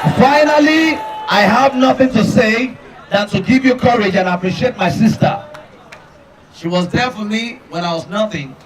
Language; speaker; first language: English; non-native, local second language; Yoruba